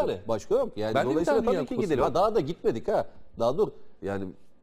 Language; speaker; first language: Turkish; native; Turkish